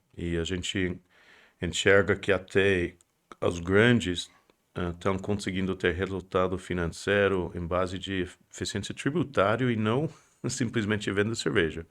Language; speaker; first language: Portuguese; non-native, fluent; English